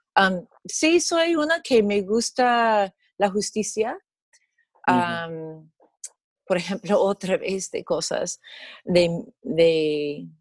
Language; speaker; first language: Spanish; non-native, fluent; English